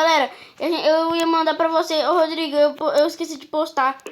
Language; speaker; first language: Portuguese; native; Portuguese